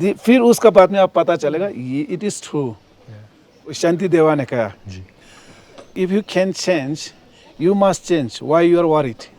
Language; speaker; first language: Hindi; non-native, local second language; Ladakhi